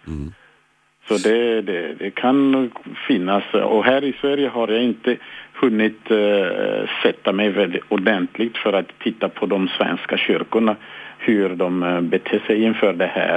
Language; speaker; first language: Swedish; non-native, fluent; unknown